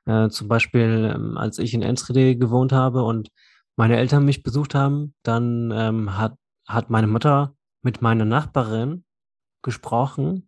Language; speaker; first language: German; native; German